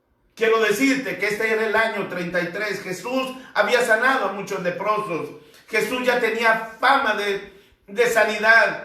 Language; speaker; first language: Spanish; native; Spanish